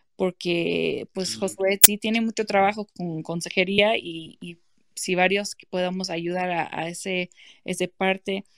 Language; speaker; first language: Spanish; non-native, fluent; English